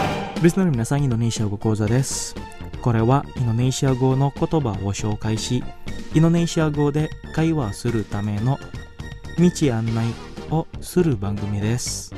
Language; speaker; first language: Japanese; non-native, fluent; Indonesian